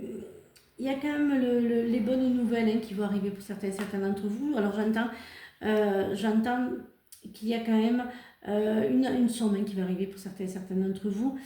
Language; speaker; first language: French; native; French